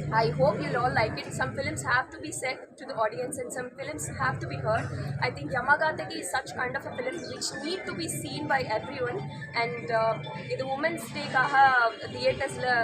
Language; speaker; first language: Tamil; non-native, learner; Telugu